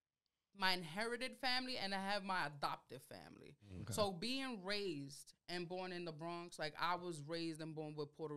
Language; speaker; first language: English; early bilingual, other home language; Spanish